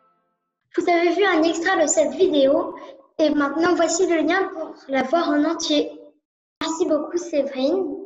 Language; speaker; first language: French; early bilingual, heritage; French